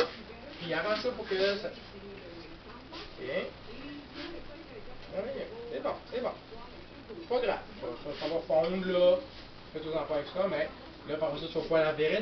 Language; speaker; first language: French; native; French